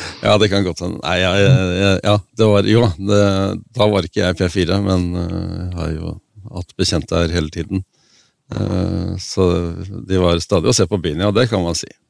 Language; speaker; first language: Norwegian; native; Norwegian